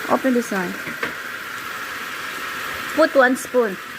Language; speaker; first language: English; non-native, learner; Filipino